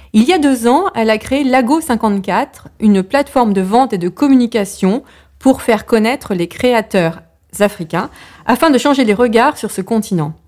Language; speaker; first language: French; native; French